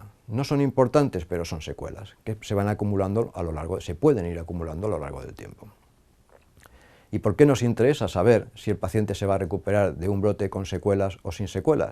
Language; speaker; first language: Spanish; native; Spanish